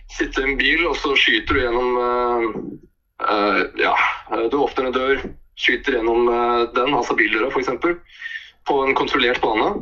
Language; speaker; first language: Norwegian; native; Norwegian